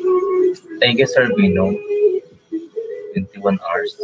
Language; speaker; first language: English; non-native, local second language; Filipino